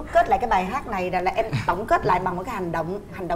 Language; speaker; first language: Vietnamese; native; Vietnamese